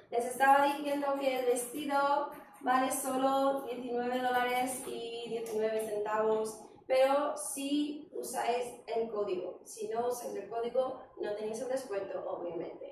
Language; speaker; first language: Spanish; native; Spanish